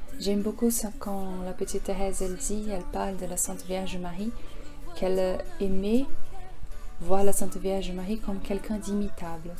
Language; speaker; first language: French; non-native, fluent; Portuguese